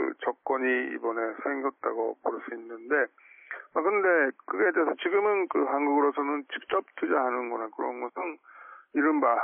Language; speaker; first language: Korean; non-native, fluent; Japanese